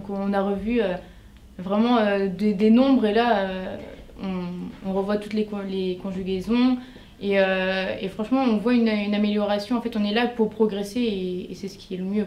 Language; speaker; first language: French; native; French